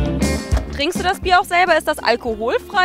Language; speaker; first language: German; native; German